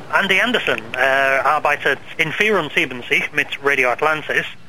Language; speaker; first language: German; non-native, learner; English